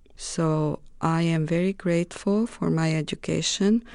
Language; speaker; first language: English; non-native, fluent; Romanian